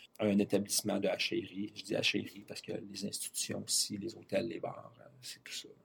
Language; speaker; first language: French; native; French